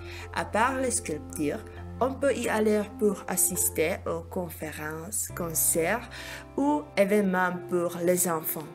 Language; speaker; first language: French; non-native, learner; Czech